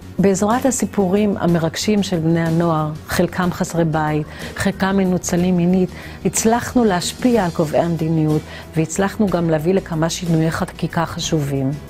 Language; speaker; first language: Hebrew; native; Hebrew